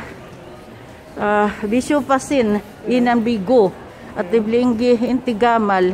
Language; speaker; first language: Swedish; non-native, learner; Filipino